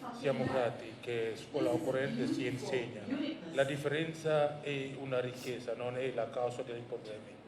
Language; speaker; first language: Italian; non-native, fluent; Indonesian